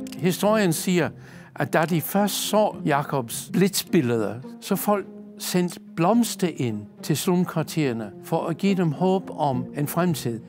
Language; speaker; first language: Danish; non-native, fluent; English